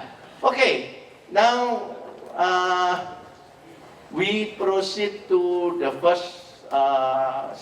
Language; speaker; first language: English; non-native, fluent; Indonesian